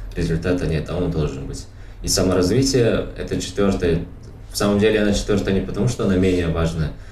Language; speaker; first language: Russian; non-native, local second language; Tajik